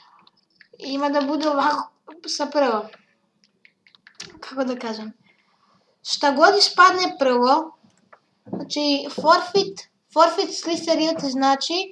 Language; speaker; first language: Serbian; early bilingual, heritage; Serbian